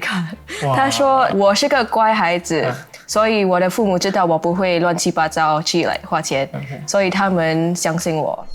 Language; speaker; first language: Chinese; non-native, local second language; English